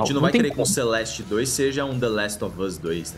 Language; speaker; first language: Portuguese; native; Portuguese